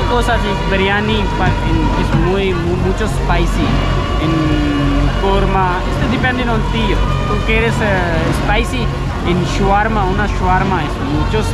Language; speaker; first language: Spanish; non-native, learner; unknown